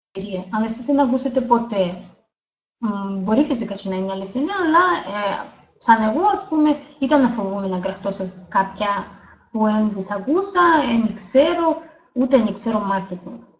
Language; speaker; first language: Greek; non-native, learner; Russian